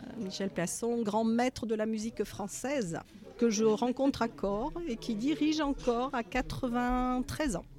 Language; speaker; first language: French; native; French